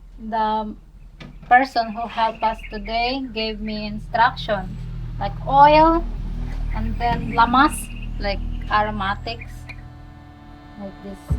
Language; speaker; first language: English; non-native, local second language; Filipino